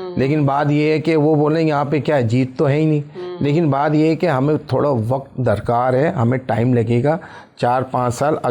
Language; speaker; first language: Urdu; native; Urdu